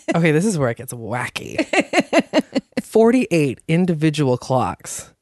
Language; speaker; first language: English; native; English